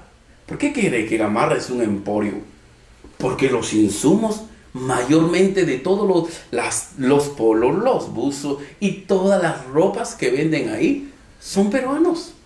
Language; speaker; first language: Spanish; native; Spanish